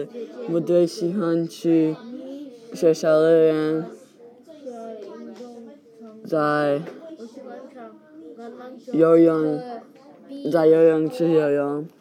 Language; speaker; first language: Chinese; non-native, learner; English